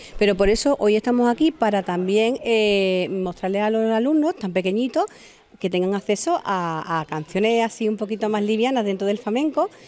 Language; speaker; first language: Spanish; native; Spanish